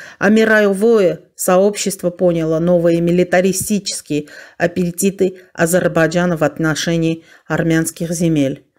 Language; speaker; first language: Russian; non-native, fluent; Armenian